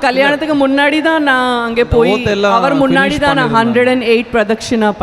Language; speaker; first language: Tamil; non-native, local second language; Gujarati